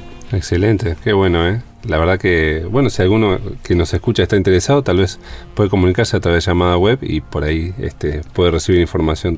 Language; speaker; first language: Spanish; native; Spanish